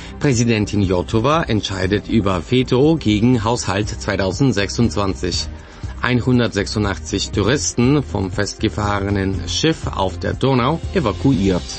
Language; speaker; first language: German; non-native, fluent; Bulgarian